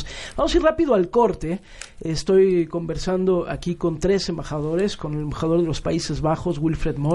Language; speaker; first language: Spanish; native; Spanish